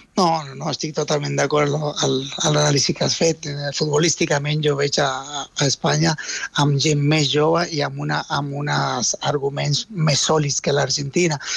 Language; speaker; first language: Catalan; non-native, fluent; Spanish